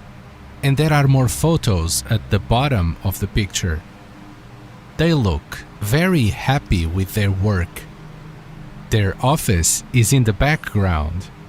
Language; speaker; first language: English; non-native, learner; Spanish